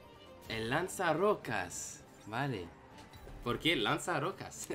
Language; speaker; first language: Spanish; non-native, learner; English